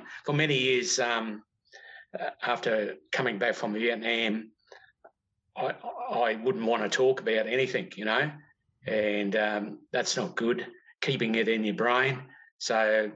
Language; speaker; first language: English; native; English